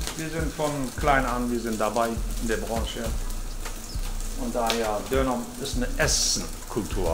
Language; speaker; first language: German; early bilingual, other home language; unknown